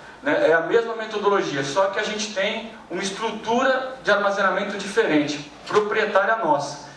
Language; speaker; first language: Portuguese; native; Portuguese